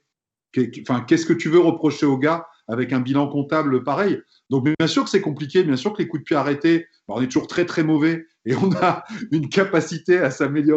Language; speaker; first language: French; native; French